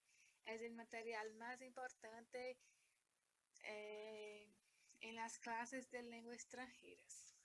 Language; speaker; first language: Spanish; non-native, learner; Portuguese